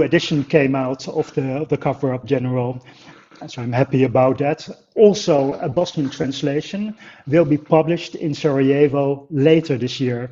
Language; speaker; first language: English; non-native, fluent; Dutch